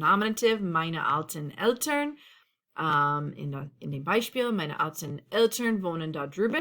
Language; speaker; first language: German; non-native, fluent; English